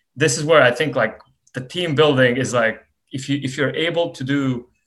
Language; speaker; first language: English; non-native, fluent; Serbian